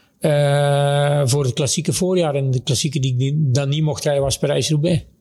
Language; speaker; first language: Dutch; native; Dutch